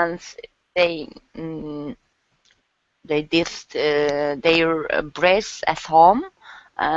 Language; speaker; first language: English; non-native, learner; Turkish